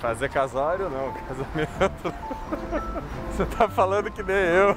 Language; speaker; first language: Portuguese; native; Portuguese